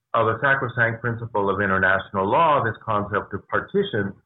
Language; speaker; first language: English; native; English